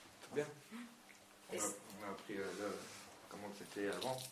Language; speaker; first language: French; native; French